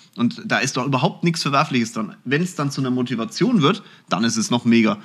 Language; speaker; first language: German; early bilingual, other home language; Turkish